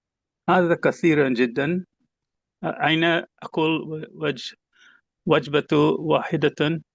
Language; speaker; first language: Arabic; non-native, learner; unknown